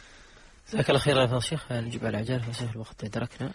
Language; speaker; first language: Arabic; native; Arabic